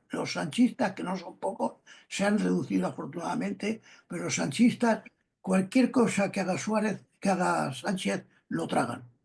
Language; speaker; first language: Spanish; native; Spanish